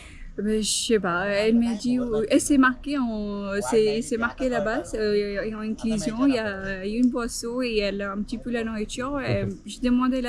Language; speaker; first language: French; non-native, fluent; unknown